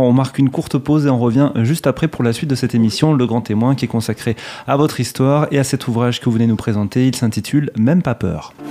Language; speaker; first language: French; native; French